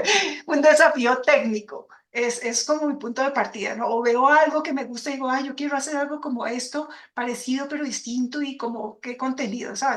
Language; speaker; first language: Spanish; native; Spanish